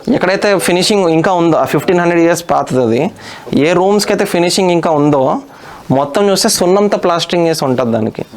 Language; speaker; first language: Telugu; non-native, local second language; Hindi